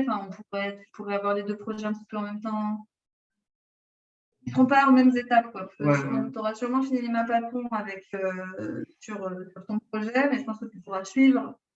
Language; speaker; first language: French; native; French